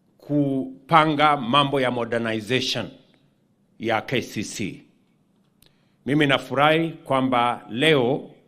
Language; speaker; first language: Swahili; non-native, local second language; Kalenjin